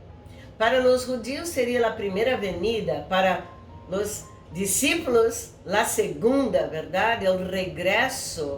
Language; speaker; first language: Spanish; non-native, fluent; Portuguese